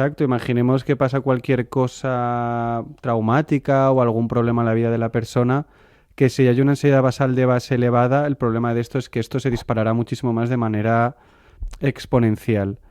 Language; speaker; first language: Spanish; non-native, local second language; Catalan